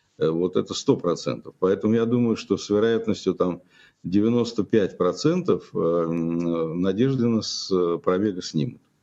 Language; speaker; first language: Russian; native; Russian